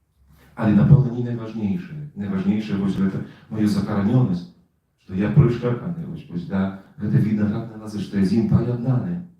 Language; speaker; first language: Polish; non-native, learner; Russian